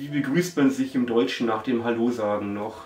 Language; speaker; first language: German; native; German